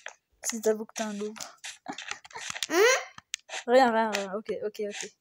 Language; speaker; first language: French; native; French